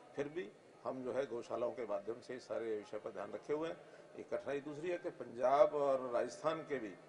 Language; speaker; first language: Hindi; native; Hindi